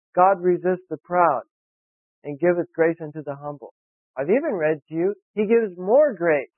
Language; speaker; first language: English; native; English